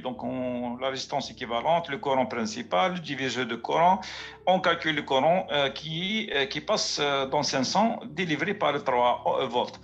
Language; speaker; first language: French; native; French